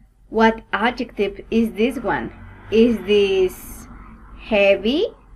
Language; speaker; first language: English; non-native, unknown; Spanish